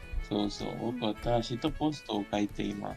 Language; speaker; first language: Japanese; non-native, fluent; Spanish